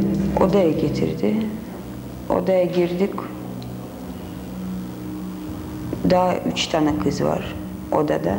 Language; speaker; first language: Turkish; non-native, learner; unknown